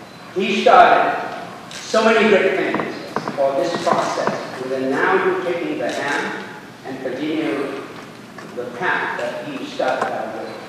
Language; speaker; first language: English; non-native, fluent; Vietnamese